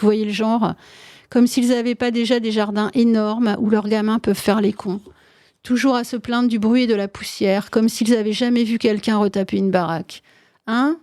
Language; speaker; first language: French; native; French